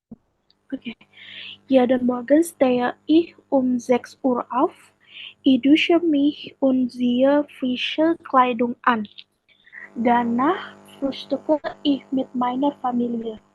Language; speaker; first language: German; non-native, learner; Indonesian